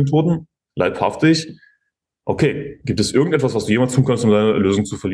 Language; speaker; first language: German; native; German